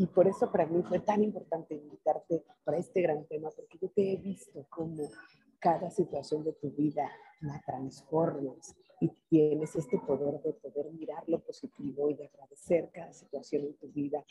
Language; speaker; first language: Spanish; native; Spanish